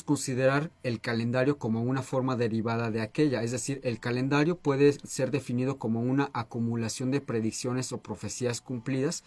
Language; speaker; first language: Spanish; native; Spanish